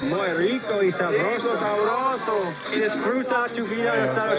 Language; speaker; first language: Spanish; non-native, learner; English